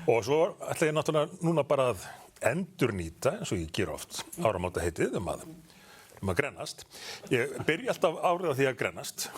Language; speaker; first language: Icelandic; native; Icelandic